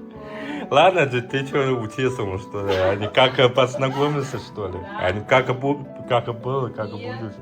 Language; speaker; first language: Russian; non-native, learner; Chinese